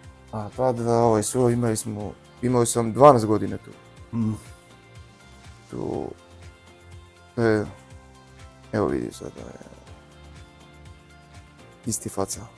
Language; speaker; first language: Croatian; non-native, learner; Arabic